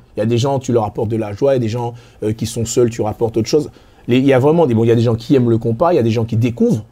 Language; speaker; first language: French; native; French